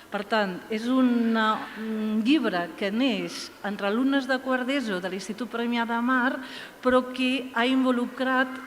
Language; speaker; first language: Catalan; native; Catalan